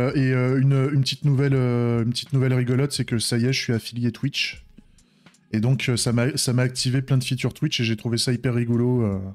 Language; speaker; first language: French; native; French